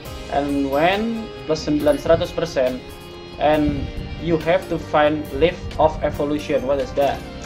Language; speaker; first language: English; non-native, learner; Indonesian